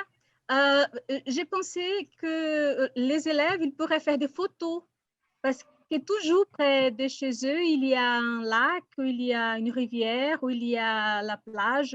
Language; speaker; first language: French; non-native, fluent; Portuguese